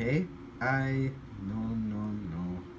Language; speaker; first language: Spanish; non-native, learner; English